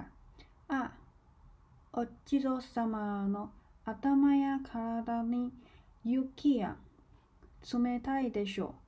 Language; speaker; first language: Japanese; non-native, learner; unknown